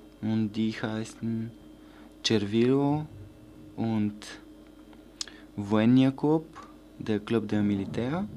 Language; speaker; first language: German; non-native, learner; Bulgarian